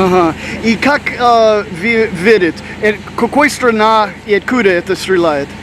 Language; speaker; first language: Russian; non-native, learner; English